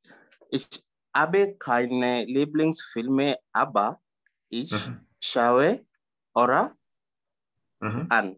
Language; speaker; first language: German; non-native, learner; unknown